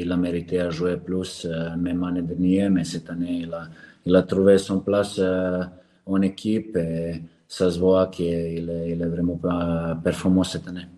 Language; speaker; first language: French; non-native, learner; Serbian